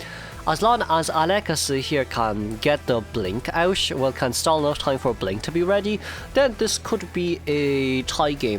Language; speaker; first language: English; non-native, fluent; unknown